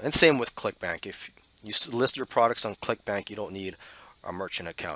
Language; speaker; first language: English; native; English